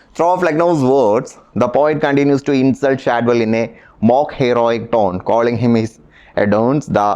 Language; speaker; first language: English; non-native, local second language; Malayalam